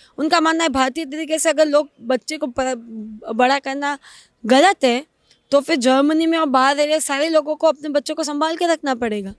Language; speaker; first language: Hindi; non-native, local second language; Gujarati